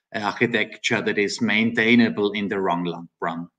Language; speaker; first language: English; non-native, fluent; German